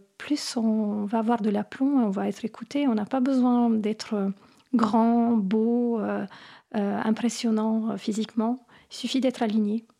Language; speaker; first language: French; non-native, fluent; Italian